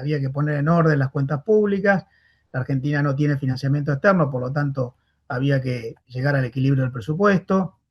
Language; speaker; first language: Spanish; native; Spanish